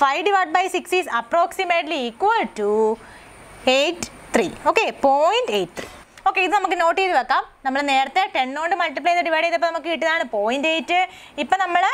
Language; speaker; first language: Malayalam; native; Malayalam